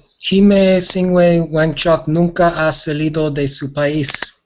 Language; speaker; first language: Spanish; non-native, learner; English